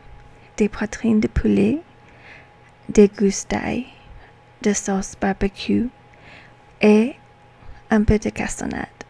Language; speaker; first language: French; non-native, learner; English